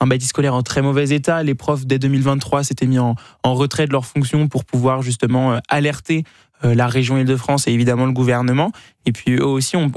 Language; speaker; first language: French; native; French